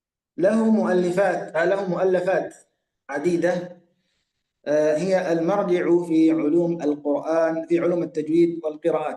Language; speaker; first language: Arabic; native; Arabic